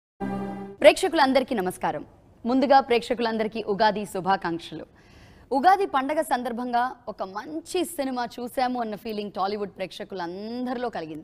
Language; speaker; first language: Telugu; native; Telugu